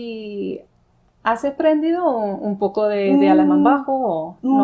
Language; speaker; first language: Spanish; non-native, fluent; English